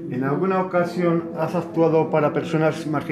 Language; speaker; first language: Spanish; native; Spanish